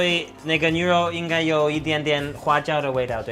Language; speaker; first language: Chinese; non-native, learner; English